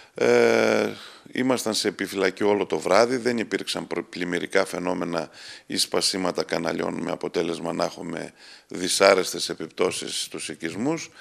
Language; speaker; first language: Greek; native; Greek